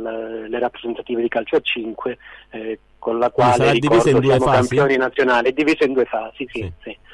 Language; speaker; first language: Italian; native; Italian